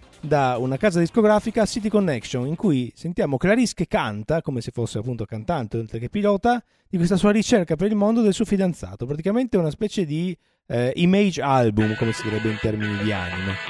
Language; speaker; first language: Italian; native; Italian